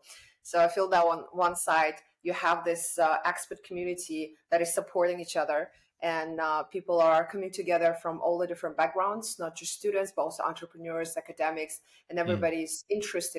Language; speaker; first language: English; non-native, fluent; Chinese